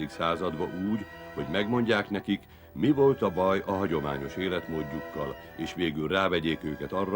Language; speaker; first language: Hungarian; native; Hungarian